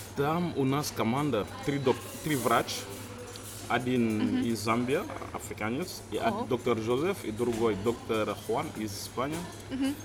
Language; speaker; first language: Russian; non-native, learner; Wolof